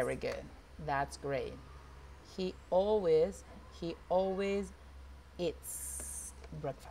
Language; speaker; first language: English; non-native, fluent; Spanish